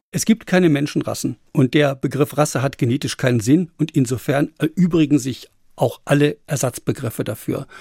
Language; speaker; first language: German; native; German